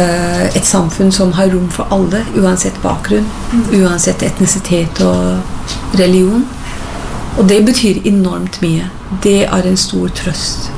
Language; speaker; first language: Norwegian; non-native, fluent; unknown